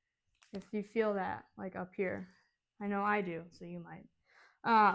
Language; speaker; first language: English; native; English